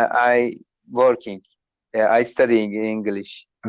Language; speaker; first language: English; non-native, learner; Turkish